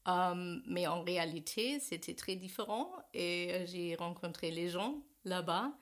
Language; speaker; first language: French; non-native, learner; German